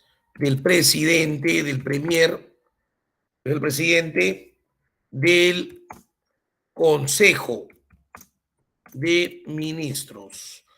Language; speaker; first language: Spanish; native; Spanish